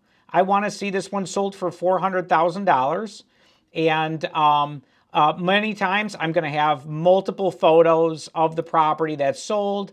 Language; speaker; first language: English; native; English